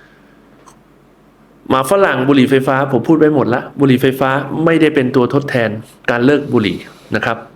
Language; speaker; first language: Thai; native; Thai